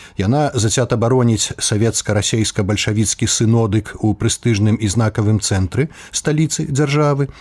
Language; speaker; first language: Belarusian; native; Belarusian